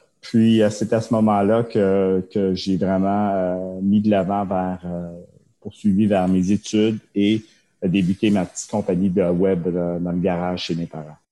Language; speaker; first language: French; early bilingual, other home language; Japanese